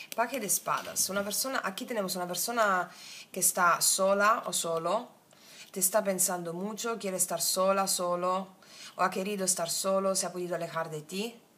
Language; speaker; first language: Spanish; non-native, fluent; Italian